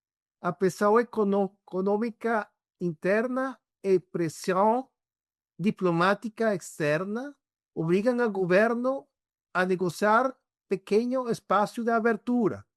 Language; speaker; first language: Portuguese; non-native, fluent; Spanish